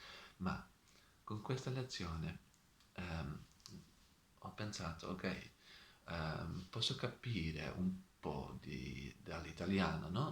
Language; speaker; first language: Italian; non-native, learner; Dutch